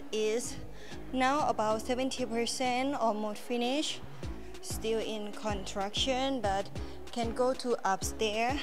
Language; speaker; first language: English; non-native, learner; Thai